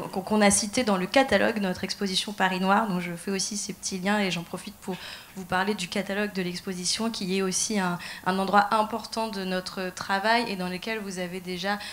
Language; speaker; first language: French; native; French